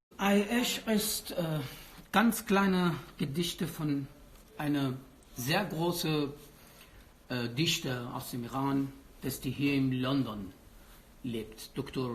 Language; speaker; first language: German; non-native, learner; Persian